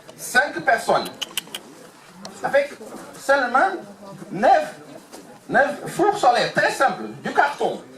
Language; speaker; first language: French; non-native, learner; Portuguese